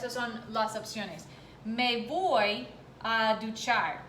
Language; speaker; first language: Spanish; non-native, fluent; English